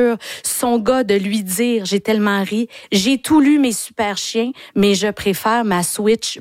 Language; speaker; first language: French; native; French